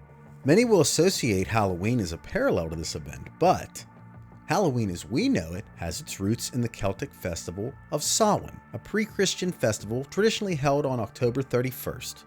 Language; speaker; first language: English; native; English